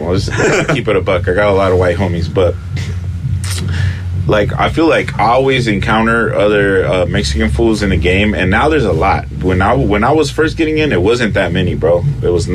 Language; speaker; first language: English; early bilingual, other home language; Spanish